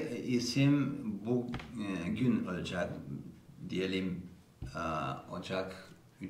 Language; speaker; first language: Turkish; non-native, learner; Spanish